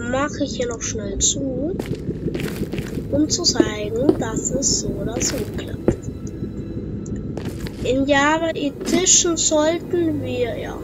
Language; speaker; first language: German; native; German